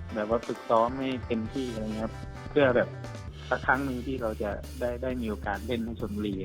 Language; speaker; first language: Thai; native; Thai